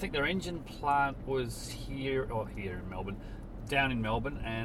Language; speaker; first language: English; native; English